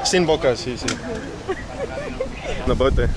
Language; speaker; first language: Spanish; non-native, learner; English